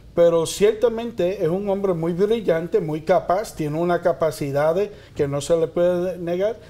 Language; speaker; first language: Spanish; early bilingual, heritage; Spanish